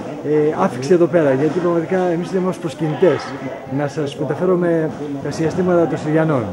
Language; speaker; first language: Greek; native; Greek